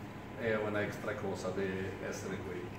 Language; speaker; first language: Italian; non-native, learner; Swedish